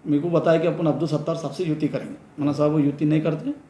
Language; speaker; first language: Hindi; non-native, local second language; Urdu